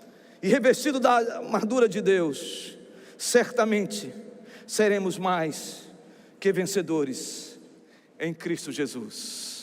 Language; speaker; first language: Portuguese; native; Portuguese